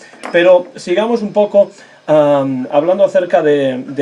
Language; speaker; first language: Spanish; native; Spanish